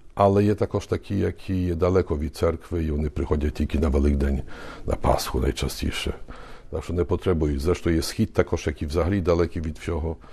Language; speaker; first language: Ukrainian; early bilingual, heritage; Ukrainian